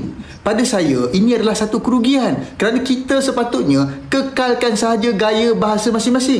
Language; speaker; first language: Malay; native; Malay